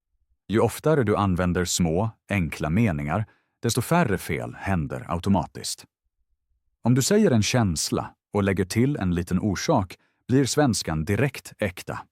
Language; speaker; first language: Swedish; non-native, fluent; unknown